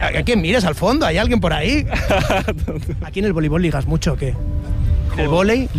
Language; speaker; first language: Spanish; native; Spanish